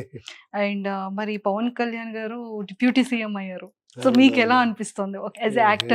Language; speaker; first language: Telugu; native; Telugu